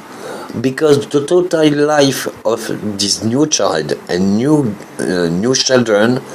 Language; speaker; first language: English; non-native, learner; French